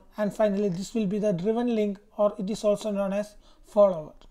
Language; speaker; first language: English; non-native, local second language; Malayalam